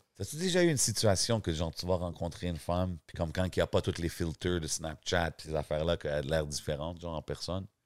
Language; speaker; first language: French; native; French